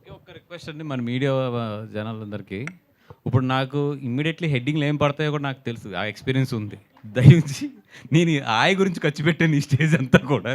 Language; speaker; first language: Telugu; native; Telugu